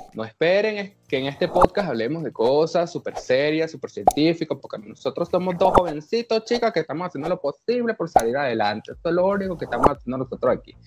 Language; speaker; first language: Spanish; native; Spanish